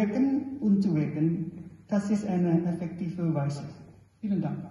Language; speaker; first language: German; non-native, fluent; Indonesian